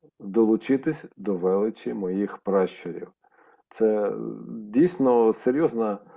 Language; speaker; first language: Ukrainian; native; Ukrainian